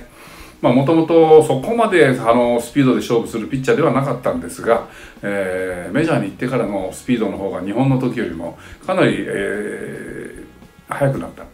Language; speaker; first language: Japanese; native; Japanese